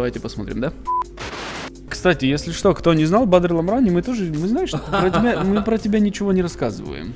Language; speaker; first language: Russian; native; Russian